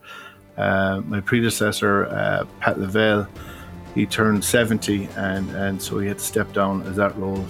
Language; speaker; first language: English; native; English